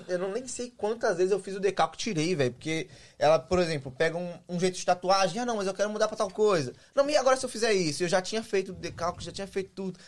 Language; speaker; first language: Portuguese; native; Portuguese